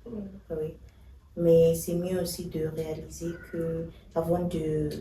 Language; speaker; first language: French; non-native, fluent; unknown